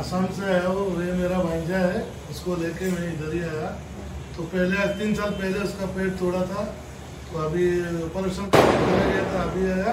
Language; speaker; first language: Hindi; non-native, local second language; Assamese